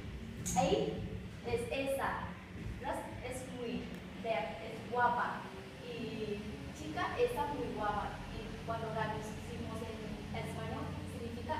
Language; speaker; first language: Spanish; non-native, learner; Vietnamese